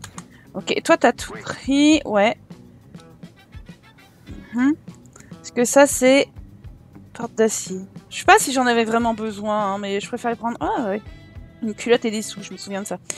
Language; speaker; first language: French; native; French